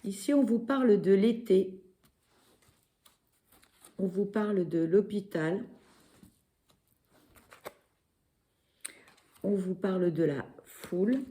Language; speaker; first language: French; native; French